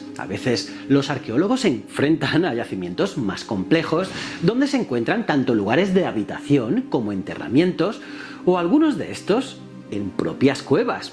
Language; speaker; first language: Spanish; native; Spanish